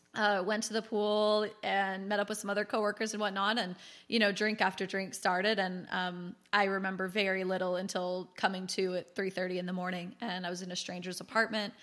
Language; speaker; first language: English; native; English